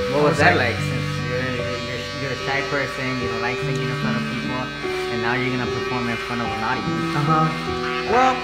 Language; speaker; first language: English; native; English